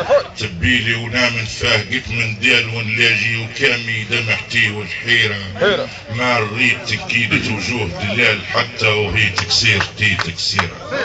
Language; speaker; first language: Arabic; native; Arabic